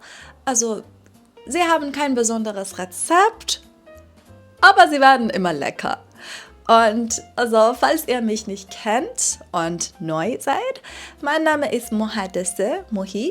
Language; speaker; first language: German; non-native, fluent; Persian